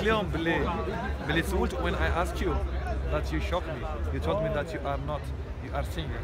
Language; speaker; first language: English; non-native, learner; Arabic